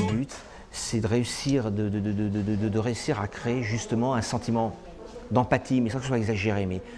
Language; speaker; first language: French; native; French